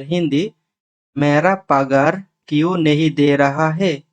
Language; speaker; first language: Hindi; non-native, learner; Bangla